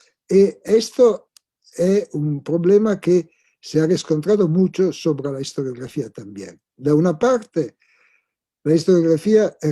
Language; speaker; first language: Spanish; non-native, fluent; Italian